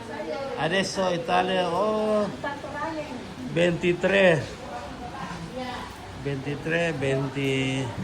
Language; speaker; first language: Italian; non-native, learner; Indonesian